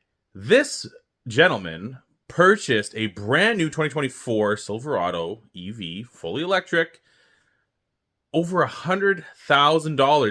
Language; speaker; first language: English; native; English